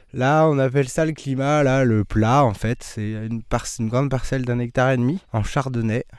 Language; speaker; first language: French; native; French